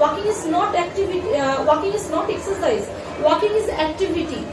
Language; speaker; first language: English; non-native, local second language; Bangla